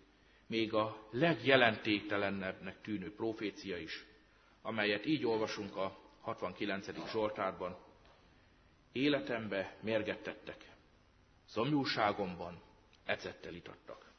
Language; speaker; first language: Hungarian; native; Hungarian